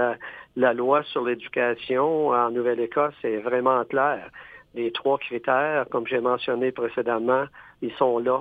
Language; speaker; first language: French; native; French